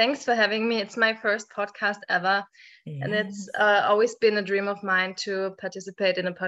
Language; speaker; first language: English; non-native, fluent; German